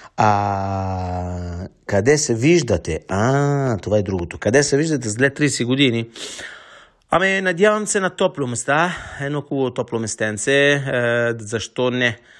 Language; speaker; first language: Bulgarian; non-native, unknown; Italian